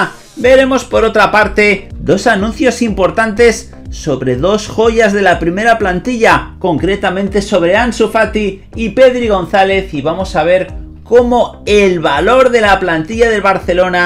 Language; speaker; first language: Spanish; native; Spanish